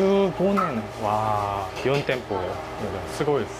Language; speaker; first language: Japanese; non-native, learner; Korean